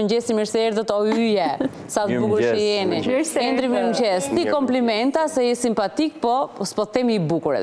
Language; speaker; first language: Albanian; native; Albanian